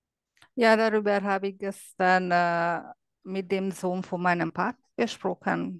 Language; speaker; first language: German; non-native, fluent; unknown